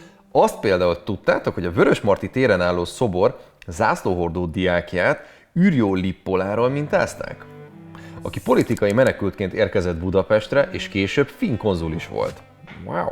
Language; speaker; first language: Hungarian; native; Hungarian